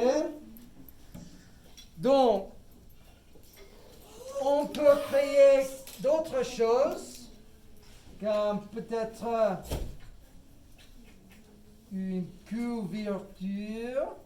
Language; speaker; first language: French; non-native, fluent; English